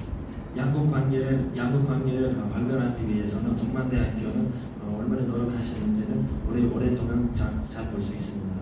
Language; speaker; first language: Korean; non-native, fluent; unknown